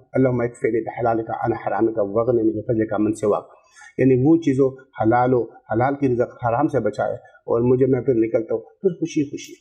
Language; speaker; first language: Urdu; non-native, local second language; Pashto